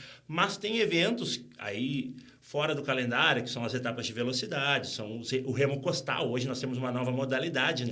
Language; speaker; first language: Portuguese; native; Portuguese